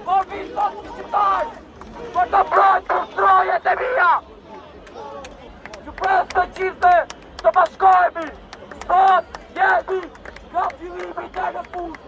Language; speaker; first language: Albanian; native; Albanian